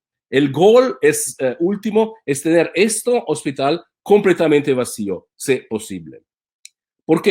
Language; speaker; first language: Spanish; non-native, fluent; Italian